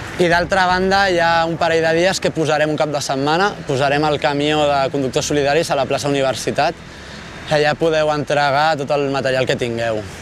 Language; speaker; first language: Catalan; native; Catalan